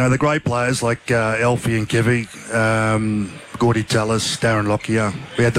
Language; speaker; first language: English; native; English